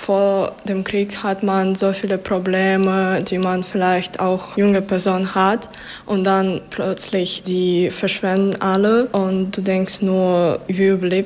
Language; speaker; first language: German; non-native, fluent; Ukrainian